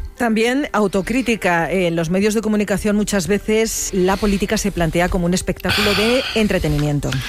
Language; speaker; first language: Spanish; native; Spanish